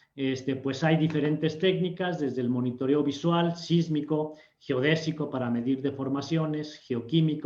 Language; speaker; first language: Spanish; native; Spanish